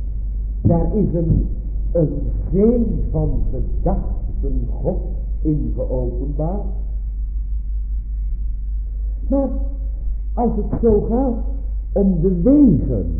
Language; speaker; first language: Dutch; native; Dutch